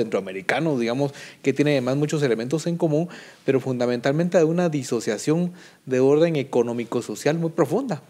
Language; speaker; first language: Spanish; native; Spanish